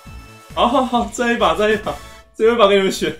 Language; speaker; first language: Chinese; native; Chinese